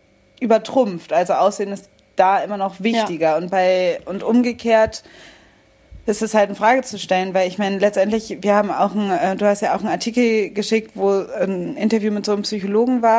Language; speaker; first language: German; native; German